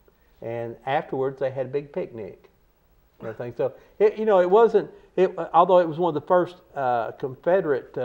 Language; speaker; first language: English; native; English